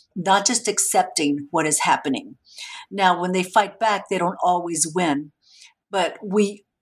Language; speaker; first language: English; native; English